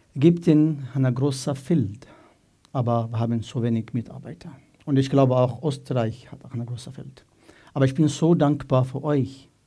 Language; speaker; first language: German; non-native, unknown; Arabic